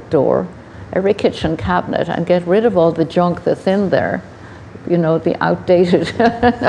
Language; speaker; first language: English; native; English